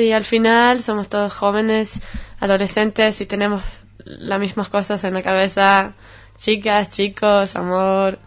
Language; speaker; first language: Spanish; non-native, fluent; Hebrew